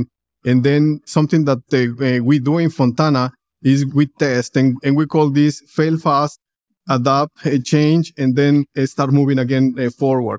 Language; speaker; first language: English; non-native, fluent; Spanish